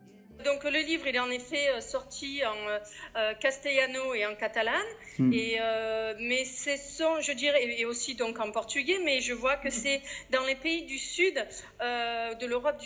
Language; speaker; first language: French; native; French